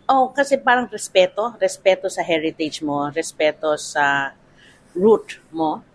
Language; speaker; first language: Filipino; native; Filipino